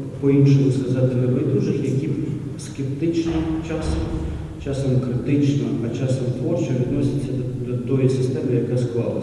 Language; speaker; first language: Ukrainian; native; Ukrainian